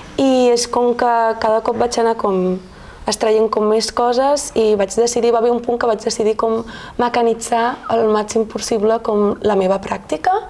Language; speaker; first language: Catalan; native; Catalan